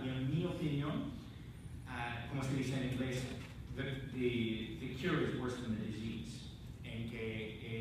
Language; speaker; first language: Spanish; non-native, fluent; English